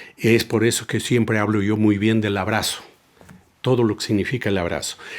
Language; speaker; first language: Spanish; native; Spanish